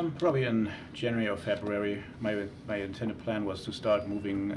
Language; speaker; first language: English; non-native, fluent; German